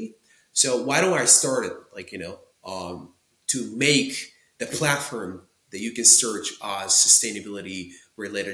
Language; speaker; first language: English; non-native, fluent; Japanese